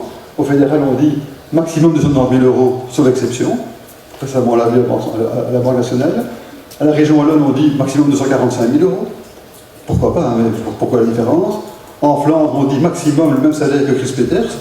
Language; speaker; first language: French; native; French